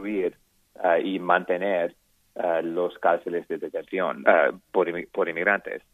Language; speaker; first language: Spanish; non-native, learner; English